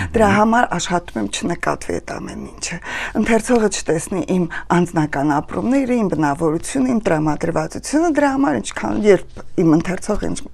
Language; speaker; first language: Armenian; native; Armenian